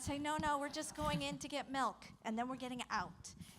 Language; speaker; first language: English; native; English